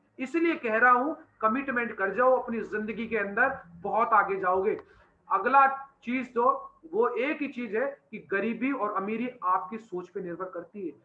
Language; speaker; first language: Hindi; native; Hindi